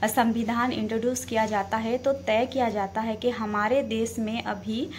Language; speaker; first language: Hindi; native; Hindi